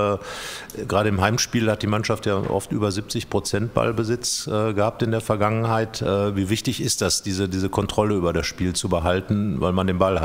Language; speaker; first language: German; native; German